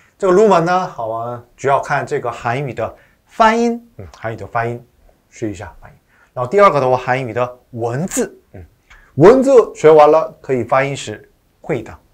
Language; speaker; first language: Chinese; non-native, fluent; Korean